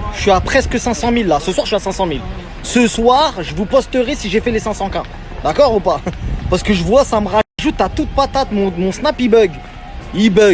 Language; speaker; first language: French; native; French